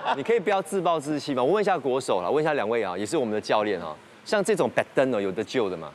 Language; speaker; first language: Chinese; native; Chinese